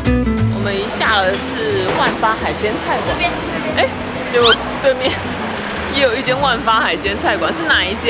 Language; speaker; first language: Chinese; native; Chinese